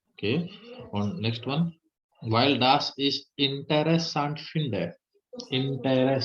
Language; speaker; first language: German; non-native, learner; Hindi